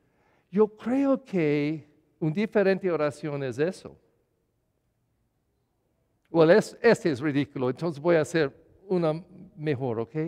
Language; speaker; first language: Spanish; non-native, learner; English